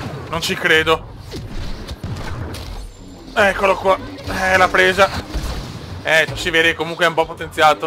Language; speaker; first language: Italian; native; Italian